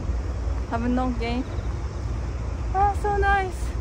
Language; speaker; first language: English; non-native, fluent; Japanese